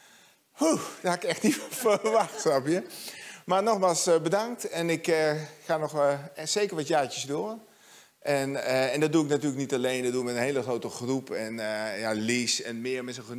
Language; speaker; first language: Dutch; native; Dutch